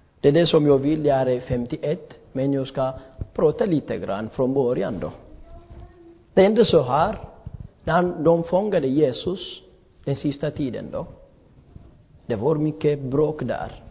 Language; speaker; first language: Swedish; non-native, fluent; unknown